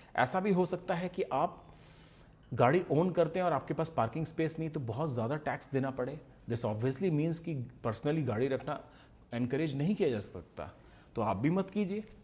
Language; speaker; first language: Hindi; native; Hindi